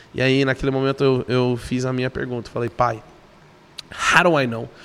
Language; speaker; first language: Portuguese; non-native, fluent; English